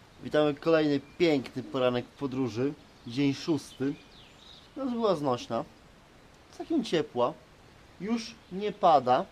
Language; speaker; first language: Polish; native; Polish